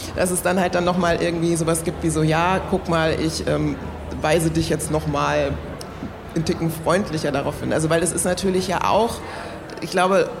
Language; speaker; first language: German; native; German